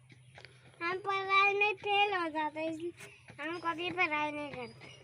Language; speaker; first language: Hindi; non-native, local second language; Bangla